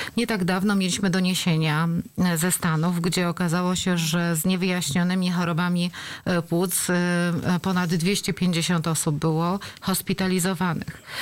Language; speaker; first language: Polish; native; Polish